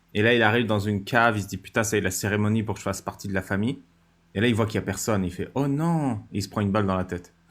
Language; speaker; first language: French; native; French